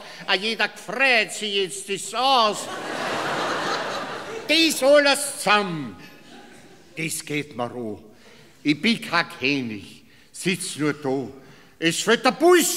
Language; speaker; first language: German; native; German